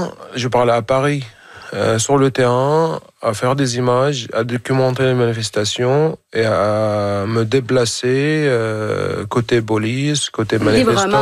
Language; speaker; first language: French; non-native, fluent; Arabic